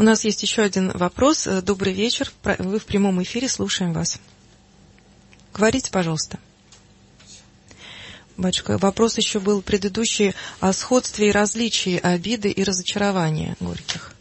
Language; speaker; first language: Russian; native; Russian